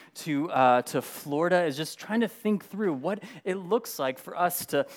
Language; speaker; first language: English; native; English